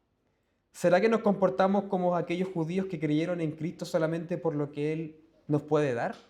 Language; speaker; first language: Spanish; native; Spanish